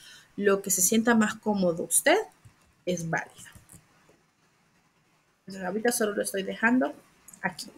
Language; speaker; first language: Spanish; native; Spanish